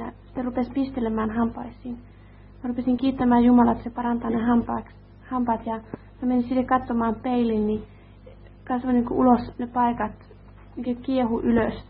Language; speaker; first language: Finnish; early bilingual, heritage; Finnish